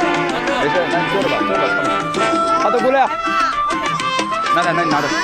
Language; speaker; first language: Chinese; native; Chinese